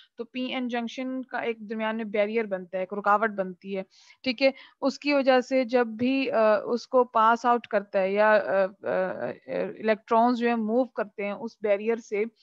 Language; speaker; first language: Urdu; non-native, local second language; Punjabi